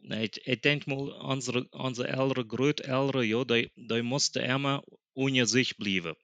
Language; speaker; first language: German; early bilingual, other home language; Plautdietsch